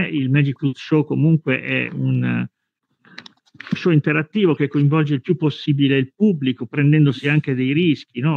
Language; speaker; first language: Italian; native; Italian